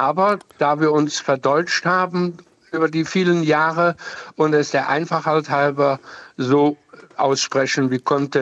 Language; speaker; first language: German; native; German